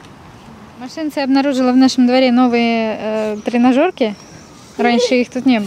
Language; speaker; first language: Russian; native; Russian